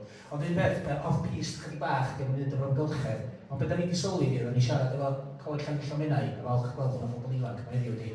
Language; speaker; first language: Welsh; native; Welsh